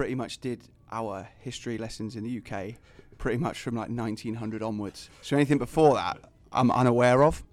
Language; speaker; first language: English; native; English